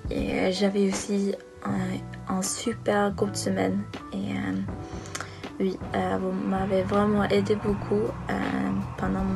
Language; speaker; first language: French; non-native, learner; Norwegian